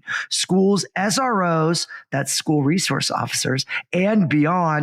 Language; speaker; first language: English; native; English